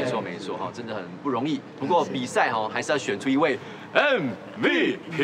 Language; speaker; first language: Chinese; native; Chinese